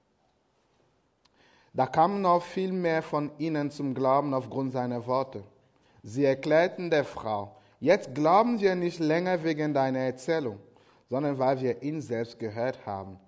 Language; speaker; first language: German; non-native, fluent; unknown